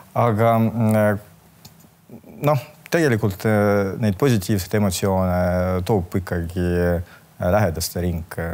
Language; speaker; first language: Estonian; non-native, local second language; Russian